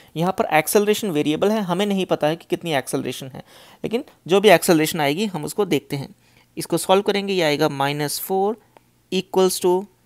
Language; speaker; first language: Hindi; native; Hindi